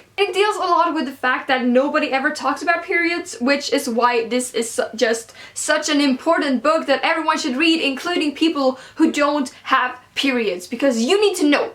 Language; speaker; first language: English; non-native, fluent; Swedish